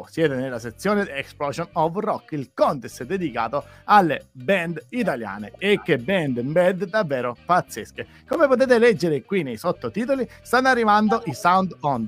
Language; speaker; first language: Italian; native; Italian